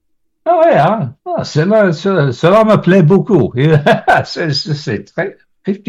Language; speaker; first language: French; non-native, learner; English